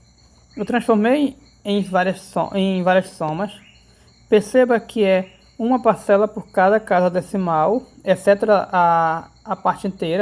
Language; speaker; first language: Portuguese; native; Portuguese